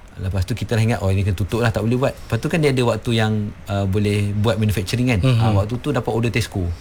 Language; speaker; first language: Malay; native; Malay